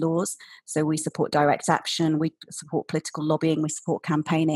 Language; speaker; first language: English; native; English